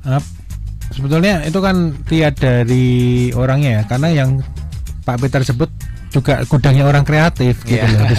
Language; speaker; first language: Indonesian; native; Indonesian